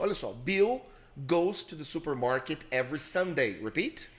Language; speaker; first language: English; non-native, fluent; Portuguese